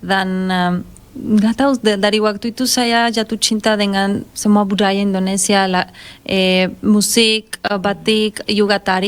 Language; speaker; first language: Indonesian; non-native, fluent; Spanish